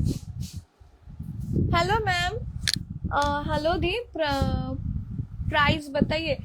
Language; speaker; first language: Hindi; non-native, local second language; Bangla